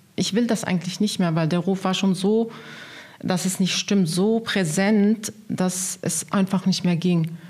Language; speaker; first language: German; non-native, fluent; Arabic